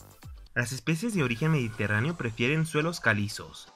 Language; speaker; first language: Spanish; native; Spanish